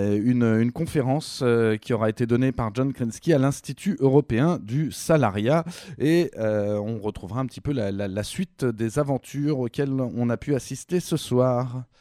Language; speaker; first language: French; native; French